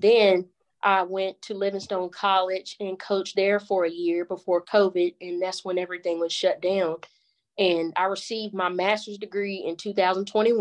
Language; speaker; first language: English; native; English